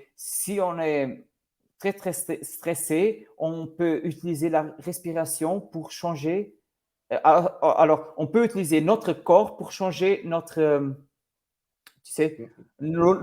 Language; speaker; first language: French; non-native, learner; Portuguese